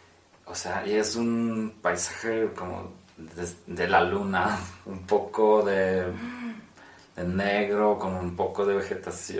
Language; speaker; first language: Spanish; non-native, fluent; Polish